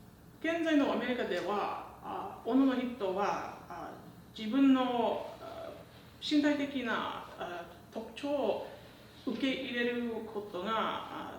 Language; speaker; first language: Japanese; non-native, learner; English